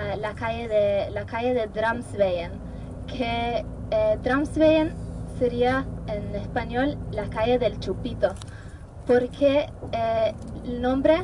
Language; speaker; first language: Spanish; non-native, fluent; Norwegian